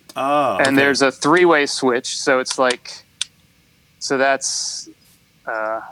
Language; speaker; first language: English; native; English